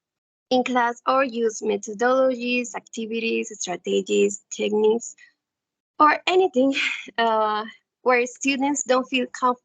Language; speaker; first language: English; non-native, learner; Spanish